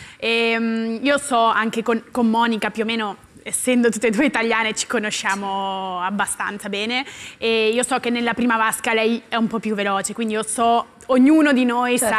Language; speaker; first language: Italian; native; Italian